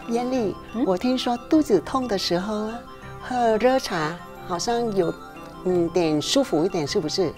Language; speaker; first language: Chinese; non-native, local second language; Vietnamese